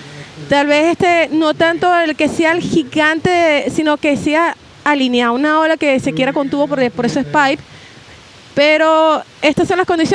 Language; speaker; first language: Spanish; native; Spanish